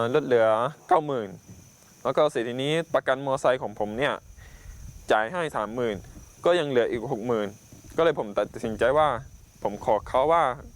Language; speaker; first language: Thai; non-native, local second language; Pattani Malay